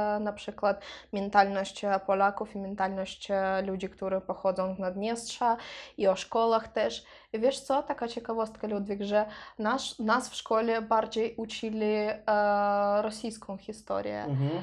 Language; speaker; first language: Polish; non-native, learner; Russian